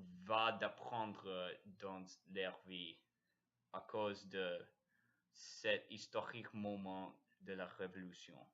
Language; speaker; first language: French; non-native, learner; English